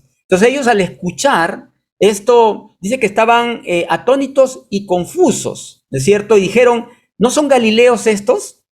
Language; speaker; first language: Spanish; native; Spanish